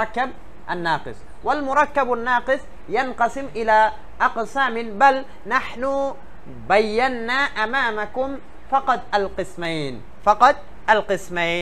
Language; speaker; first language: Arabic; non-native, fluent; Bangla